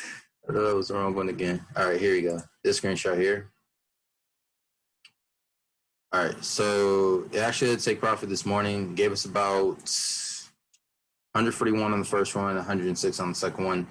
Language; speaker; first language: English; native; English